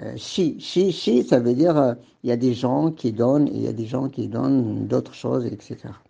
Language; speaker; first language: French; non-native, local second language; Arabic